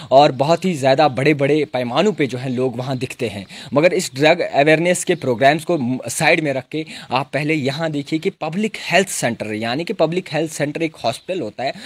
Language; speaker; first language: Urdu; non-native, local second language; Kashmiri